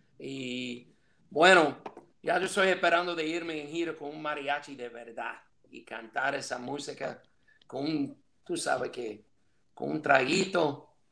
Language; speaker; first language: Spanish; non-native, fluent; English